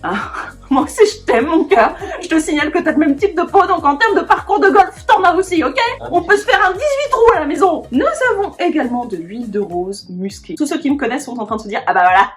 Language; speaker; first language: French; native; French